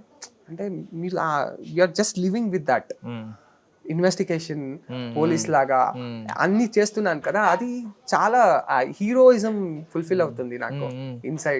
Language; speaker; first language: Telugu; non-native, learner; Kannada